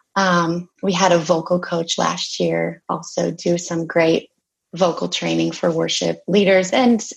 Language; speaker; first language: English; native; English